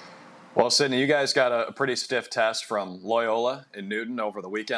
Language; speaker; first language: English; native; English